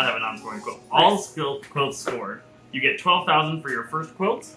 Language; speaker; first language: English; native; English